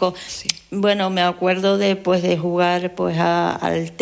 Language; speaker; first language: Spanish; native; Spanish